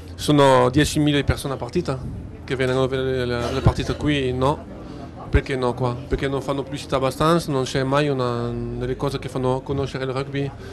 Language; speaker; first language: Italian; non-native, fluent; French